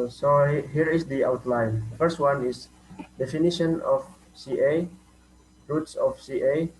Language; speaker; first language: English; non-native, learner; Indonesian